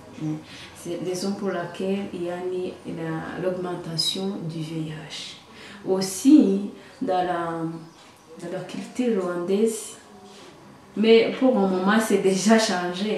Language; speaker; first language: French; non-native, local second language; Kinyarwanda